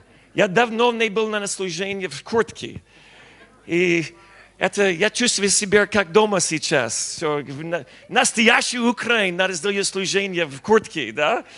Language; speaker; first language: Russian; non-native, learner; English